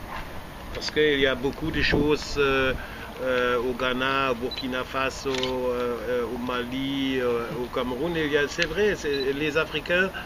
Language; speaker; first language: French; non-native, fluent; German